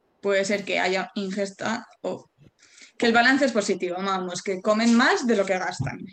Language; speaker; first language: Spanish; native; Spanish